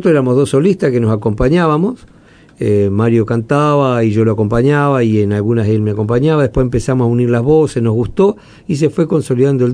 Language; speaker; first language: Spanish; native; Spanish